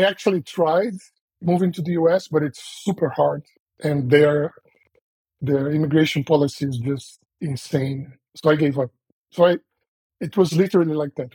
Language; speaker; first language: English; non-native, fluent; Portuguese